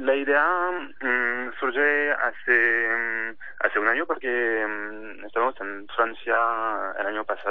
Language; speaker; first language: Spanish; non-native, fluent; French